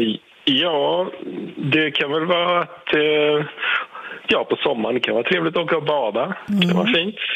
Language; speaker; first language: Swedish; native; Swedish